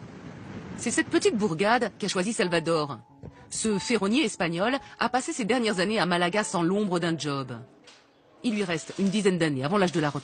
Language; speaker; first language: French; native; French